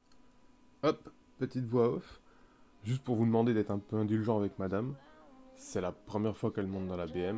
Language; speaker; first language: French; native; French